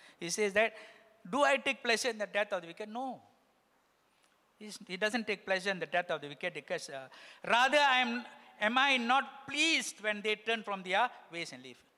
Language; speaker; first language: English; non-native, local second language; Tamil